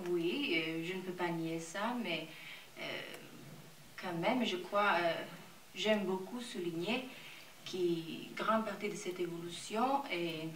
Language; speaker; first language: French; non-native, fluent; Italian